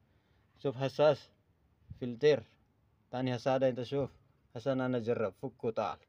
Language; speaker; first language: Arabic; non-native, learner; Filipino